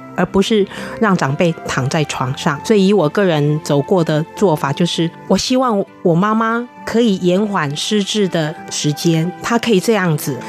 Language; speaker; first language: Chinese; native; Chinese